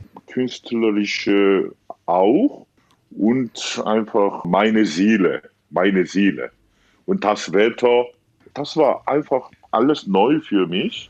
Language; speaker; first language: German; non-native, fluent; Korean